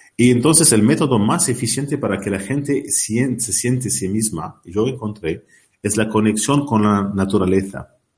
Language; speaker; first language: Spanish; non-native, learner; Arabic